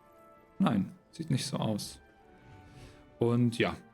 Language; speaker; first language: German; native; German